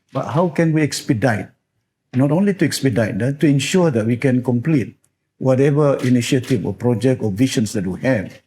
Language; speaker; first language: English; non-native, local second language; Malay